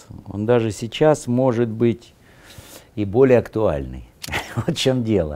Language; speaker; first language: Russian; native; Russian